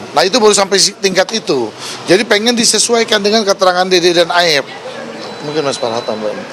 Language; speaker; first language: Indonesian; native; Indonesian